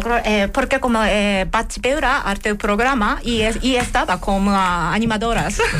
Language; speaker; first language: Catalan; non-native, learner; Japanese